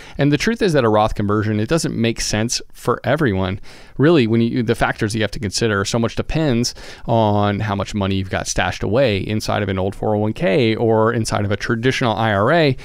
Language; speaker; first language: English; native; English